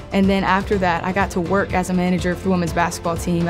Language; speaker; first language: English; native; English